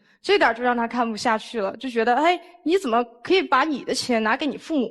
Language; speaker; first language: Chinese; native; Chinese